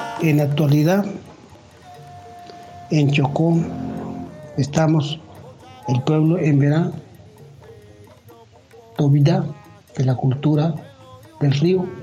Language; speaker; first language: Spanish; non-native, local second language; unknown